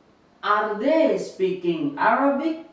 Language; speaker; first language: English; non-native, fluent; Indonesian